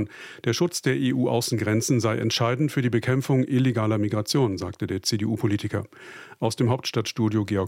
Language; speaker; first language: German; native; German